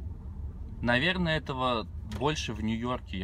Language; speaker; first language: Russian; native; Russian